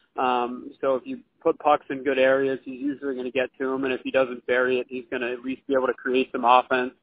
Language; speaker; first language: English; native; English